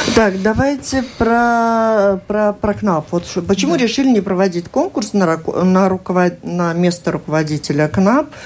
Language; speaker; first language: Russian; native; Russian